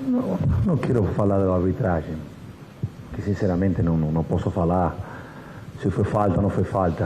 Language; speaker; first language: Portuguese; non-native, fluent; Spanish